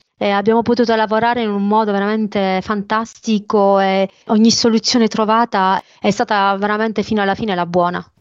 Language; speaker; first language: Italian; native; Italian